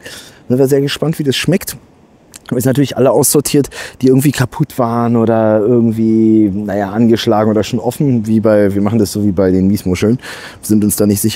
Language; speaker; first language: German; native; German